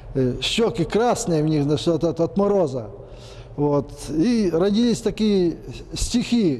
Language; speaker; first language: Russian; non-native, local second language; Ukrainian